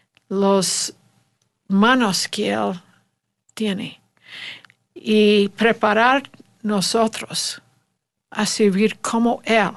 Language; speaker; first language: Spanish; non-native, learner; English